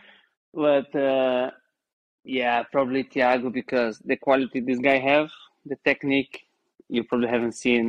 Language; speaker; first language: English; non-native, learner; Portuguese